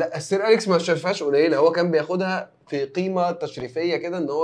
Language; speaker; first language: Arabic; native; Arabic